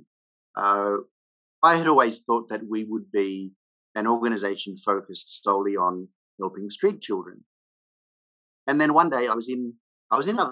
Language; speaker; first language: English; native; English